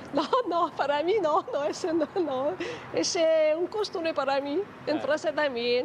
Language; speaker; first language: Spanish; non-native, learner; French